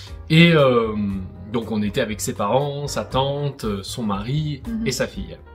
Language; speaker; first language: French; native; French